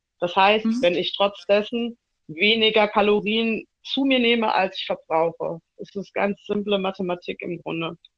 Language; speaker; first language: German; early bilingual, other home language; Italian